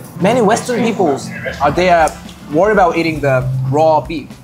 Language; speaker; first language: English; non-native, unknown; Korean